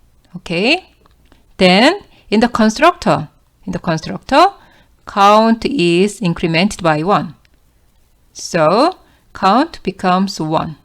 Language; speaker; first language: English; non-native, fluent; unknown